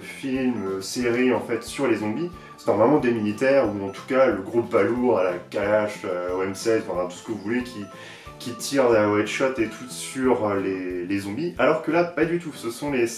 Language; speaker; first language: French; native; French